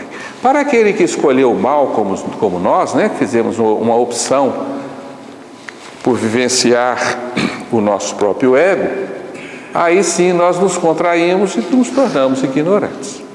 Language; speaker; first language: Portuguese; native; Portuguese